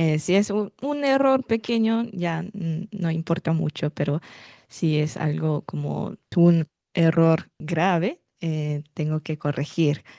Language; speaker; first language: Spanish; non-native, fluent; Japanese